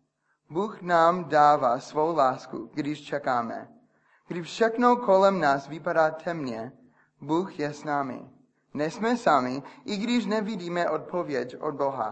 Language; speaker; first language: Czech; non-native, fluent; English